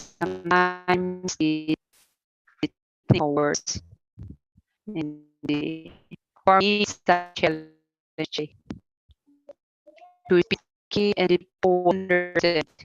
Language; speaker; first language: English; non-native, learner; Portuguese